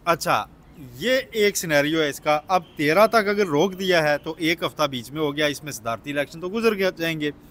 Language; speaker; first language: Urdu; native; Urdu